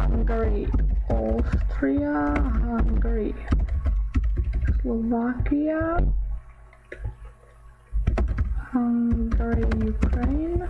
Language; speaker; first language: English; non-native, learner; Turkish